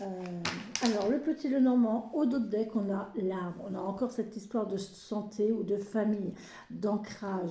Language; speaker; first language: French; native; French